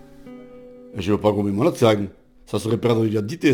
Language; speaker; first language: French; native; French